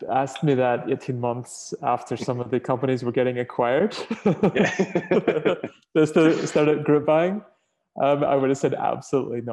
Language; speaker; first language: English; native; English